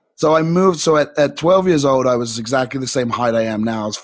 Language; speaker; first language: English; native; English